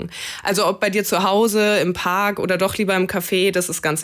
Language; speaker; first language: German; native; German